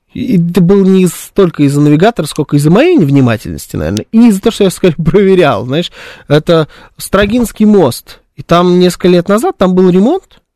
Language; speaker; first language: Russian; native; Russian